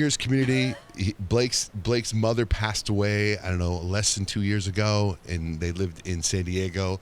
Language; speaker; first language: English; native; English